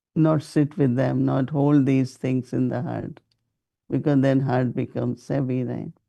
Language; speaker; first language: English; non-native, local second language; Hindi